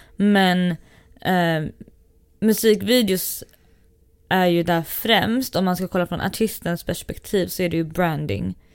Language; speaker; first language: Swedish; early bilingual, other home language; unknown